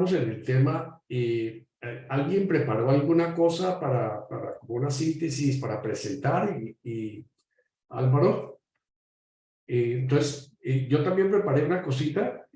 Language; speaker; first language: Spanish; native; Spanish